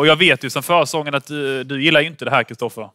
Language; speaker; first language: Swedish; native; Swedish